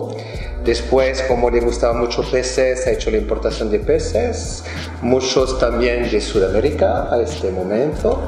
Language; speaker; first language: Spanish; non-native, fluent; French